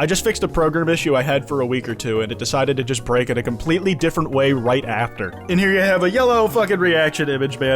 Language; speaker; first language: English; native; English